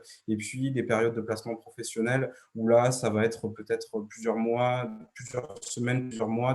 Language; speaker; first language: French; native; French